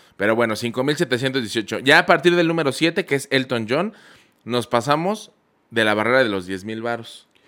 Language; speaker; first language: Spanish; native; Spanish